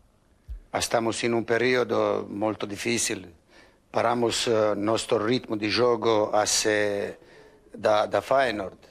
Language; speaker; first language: Portuguese; non-native, learner; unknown